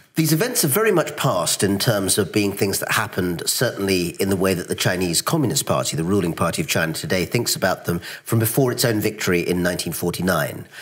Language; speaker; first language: English; native; English